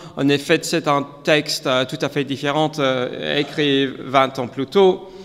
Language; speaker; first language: French; non-native, learner; English